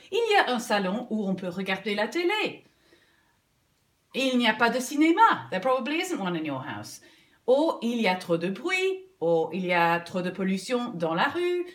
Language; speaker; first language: French; non-native, fluent; English